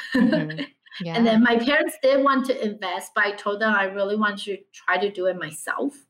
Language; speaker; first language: English; early bilingual, other home language; Chinese